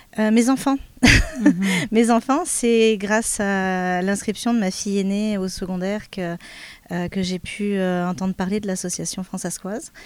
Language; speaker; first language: French; native; French